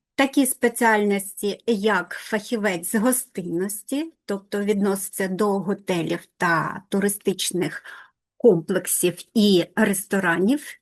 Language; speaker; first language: Ukrainian; non-native, local second language; Russian